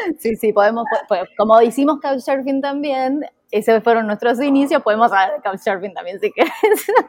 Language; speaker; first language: Spanish; native; Spanish